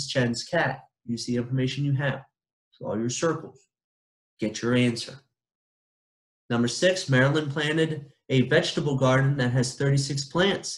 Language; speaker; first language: English; native; English